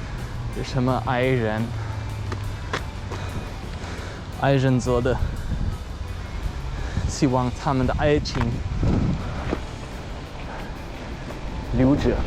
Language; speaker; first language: Chinese; non-native, fluent; German